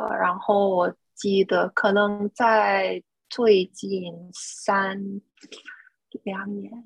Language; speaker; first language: Chinese; non-native, fluent; English